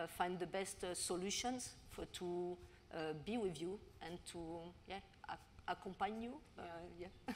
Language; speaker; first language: English; non-native, learner; French